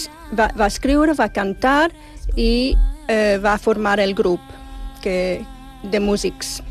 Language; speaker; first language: Catalan; non-native, fluent; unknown